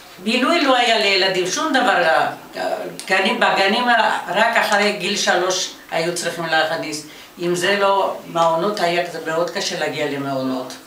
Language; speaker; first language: Hebrew; non-native, fluent; Georgian